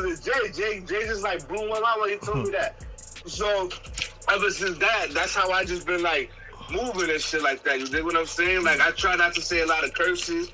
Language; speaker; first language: English; early bilingual, other home language; Spanish